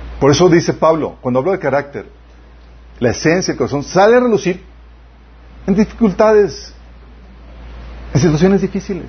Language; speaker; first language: Spanish; native; Spanish